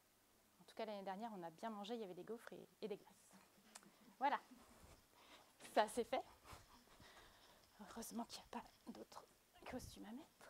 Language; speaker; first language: French; native; French